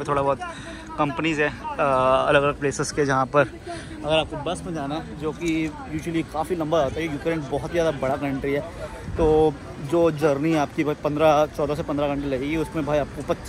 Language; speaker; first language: Hindi; native; Hindi